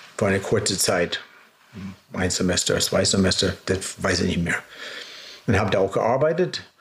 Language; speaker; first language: German; non-native, fluent; English